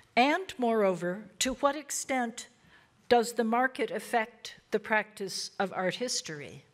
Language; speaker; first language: English; native; English